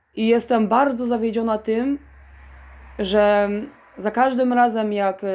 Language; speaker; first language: Polish; native; Polish